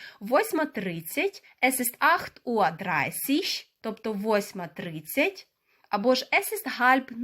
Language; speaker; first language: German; non-native, fluent; Ukrainian